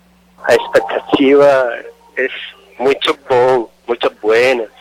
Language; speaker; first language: Portuguese; non-native, learner; Spanish